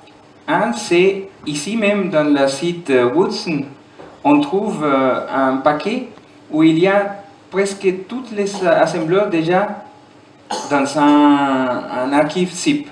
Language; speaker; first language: French; non-native, fluent; German